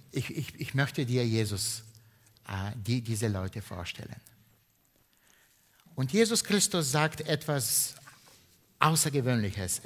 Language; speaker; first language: German; non-native, fluent; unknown